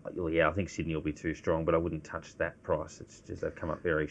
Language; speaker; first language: English; native; English